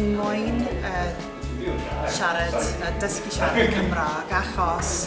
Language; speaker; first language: Welsh; non-native, local second language; English